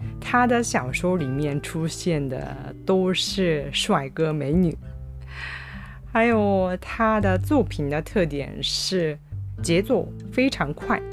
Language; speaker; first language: Chinese; non-native, fluent; Japanese